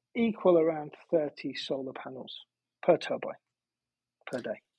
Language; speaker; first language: English; native; English